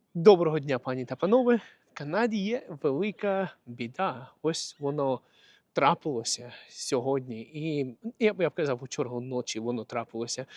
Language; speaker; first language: Ukrainian; native; Ukrainian